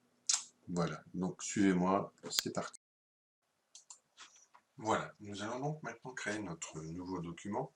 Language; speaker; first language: French; native; French